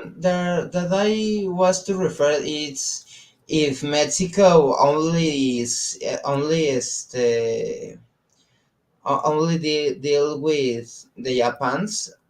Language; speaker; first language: English; non-native, learner; Spanish